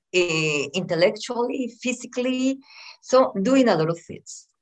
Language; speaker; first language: English; non-native, fluent; Spanish